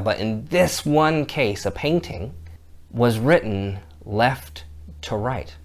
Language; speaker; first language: English; native; English